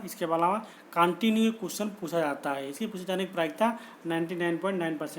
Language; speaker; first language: Hindi; native; Hindi